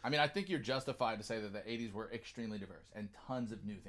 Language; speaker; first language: English; native; English